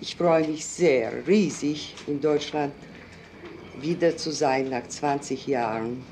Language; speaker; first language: German; non-native, fluent; Polish